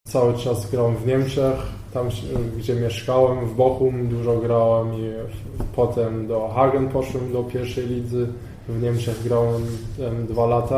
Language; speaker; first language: Polish; early bilingual, heritage; Polish